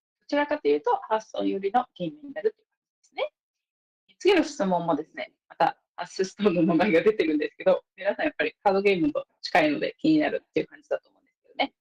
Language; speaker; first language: Japanese; native; Japanese